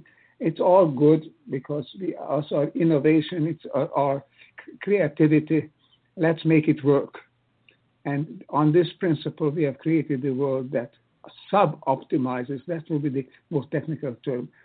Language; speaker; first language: English; non-native, fluent; Hungarian